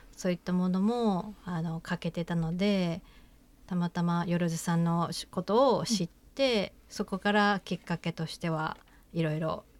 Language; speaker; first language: Japanese; native; Japanese